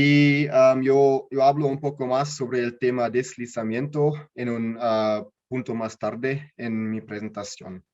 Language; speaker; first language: Spanish; non-native, learner; German